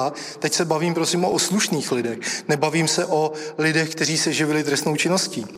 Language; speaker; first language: Czech; native; Czech